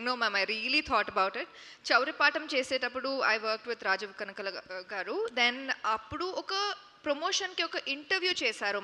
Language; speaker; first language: Telugu; non-native, local second language; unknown